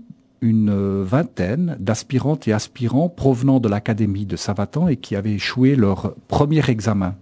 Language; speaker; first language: French; native; French